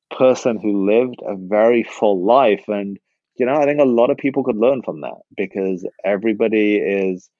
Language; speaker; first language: English; native; English